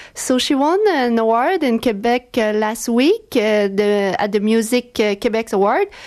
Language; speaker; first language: English; non-native, fluent; French